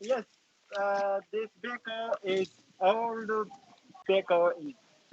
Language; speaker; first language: English; non-native, learner; Japanese